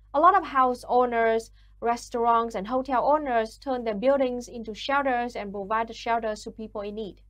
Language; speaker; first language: English; non-native, fluent; Vietnamese